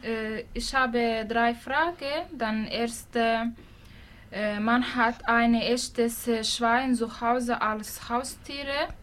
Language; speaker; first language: German; non-native, learner; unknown